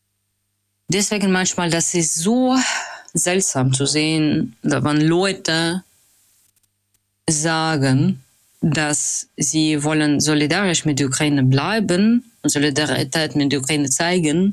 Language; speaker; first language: German; non-native, fluent; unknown